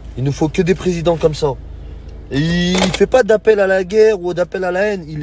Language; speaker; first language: French; early bilingual, other home language; Arabic